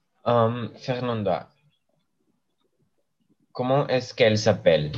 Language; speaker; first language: French; non-native, learner; English